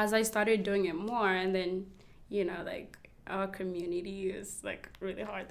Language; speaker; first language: English; non-native, local second language; Kinyarwanda